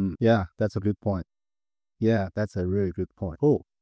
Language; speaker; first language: English; non-native, fluent; Chinese